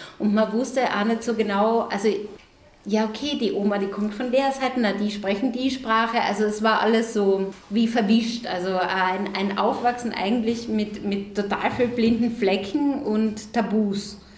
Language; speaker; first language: German; native; German